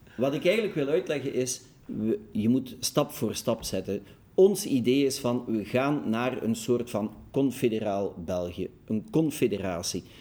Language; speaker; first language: Dutch; native; Dutch